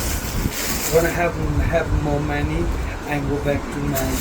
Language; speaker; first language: English; non-native, learner; Nepali